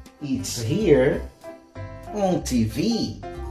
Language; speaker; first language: English; non-native, fluent; Portuguese